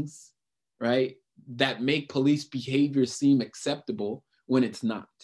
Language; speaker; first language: English; native; English